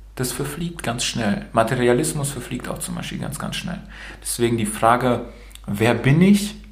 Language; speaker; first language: German; early bilingual, other home language; Romanian